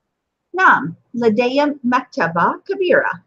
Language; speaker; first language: Arabic; non-native, fluent; English